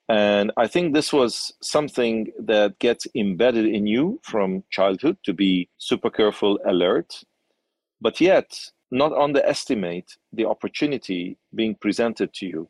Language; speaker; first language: English; non-native, local second language; Arabic